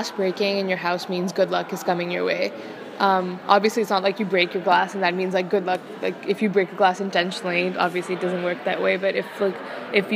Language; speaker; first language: English; non-native, local second language; Punjabi